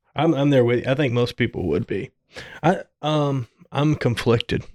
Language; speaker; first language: English; native; English